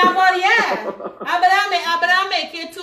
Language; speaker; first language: Spanish; non-native, learner; Haitian Creole